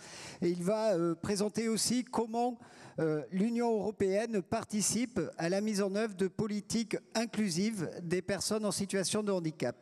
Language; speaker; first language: French; native; French